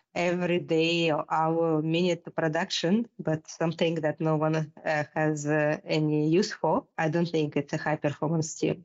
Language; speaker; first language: English; non-native, fluent; Russian